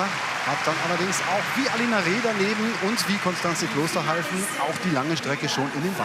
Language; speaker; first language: German; native; German